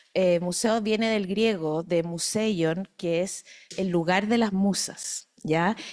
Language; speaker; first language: Spanish; native; Spanish